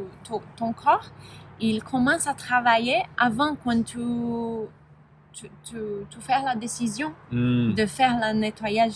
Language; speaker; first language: French; non-native, learner; Spanish